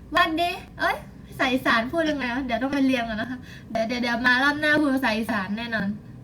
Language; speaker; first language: Thai; native; Thai